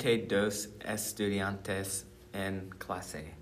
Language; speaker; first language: Spanish; non-native, learner; English